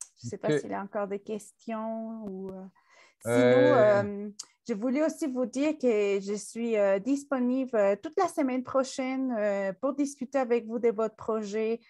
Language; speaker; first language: French; non-native, fluent; Spanish